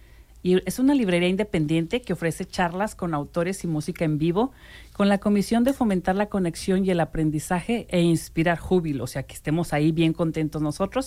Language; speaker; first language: Spanish; native; Spanish